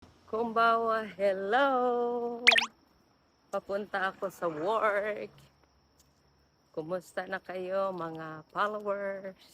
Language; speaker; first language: Filipino; non-native, local second language; Cebuano